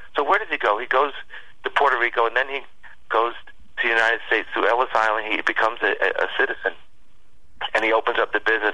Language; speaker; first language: English; early bilingual, other home language; Spanish